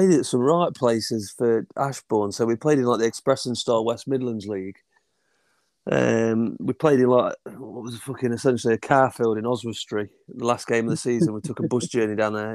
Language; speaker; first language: English; native; English